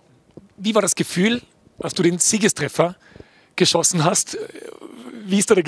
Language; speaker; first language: German; native; German